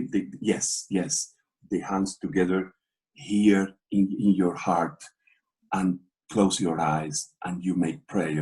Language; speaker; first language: English; non-native, learner; Portuguese